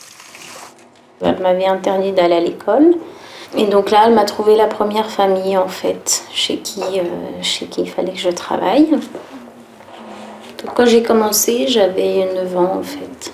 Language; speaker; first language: French; early bilingual, other home language; Arabic